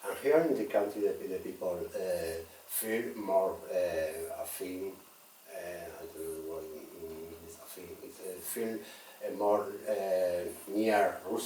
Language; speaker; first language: English; non-native, learner; Spanish